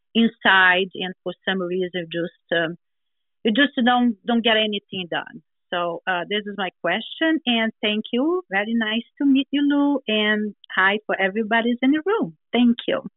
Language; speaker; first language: English; non-native, learner; Portuguese